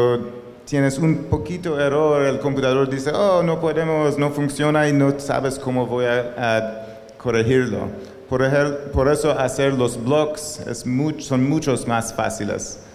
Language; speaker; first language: Spanish; non-native, learner; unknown